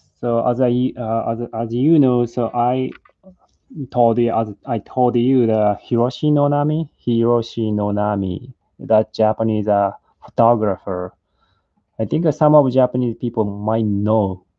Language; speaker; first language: English; non-native, learner; Japanese